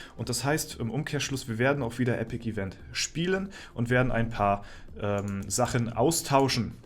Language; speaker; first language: German; native; German